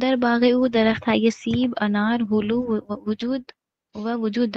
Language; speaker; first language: Persian; non-native, learner; Urdu